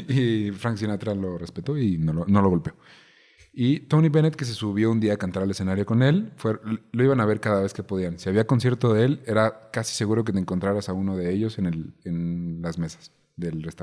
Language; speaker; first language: Spanish; native; Spanish